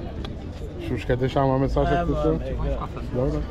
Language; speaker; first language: Portuguese; native; Portuguese